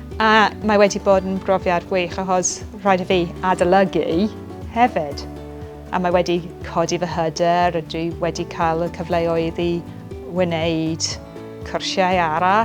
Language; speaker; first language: Welsh; non-native, fluent; English